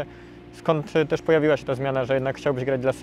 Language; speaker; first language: Polish; native; Polish